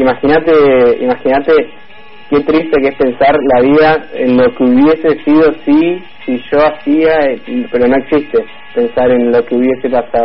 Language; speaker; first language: Spanish; native; Spanish